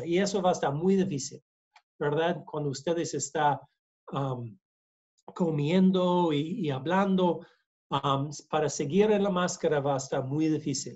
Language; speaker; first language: Spanish; non-native, learner; English